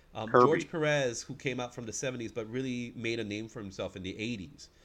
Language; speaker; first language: English; native; English